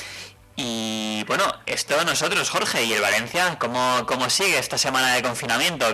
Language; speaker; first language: Spanish; native; Spanish